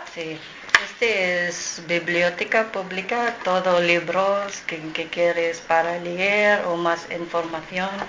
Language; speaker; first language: Spanish; non-native, learner; Filipino